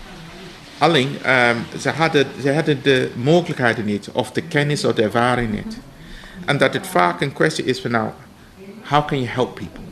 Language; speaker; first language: Dutch; non-native, fluent; English